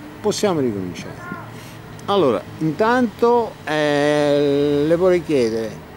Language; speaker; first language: Italian; native; Italian